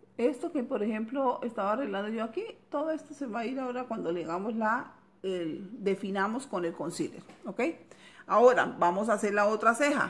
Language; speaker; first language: Spanish; native; Spanish